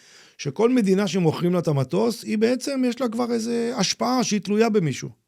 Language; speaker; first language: Hebrew; native; Hebrew